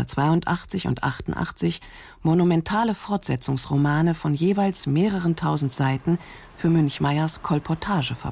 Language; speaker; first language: German; native; German